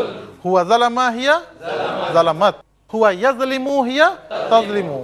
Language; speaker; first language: Arabic; non-native, fluent; Urdu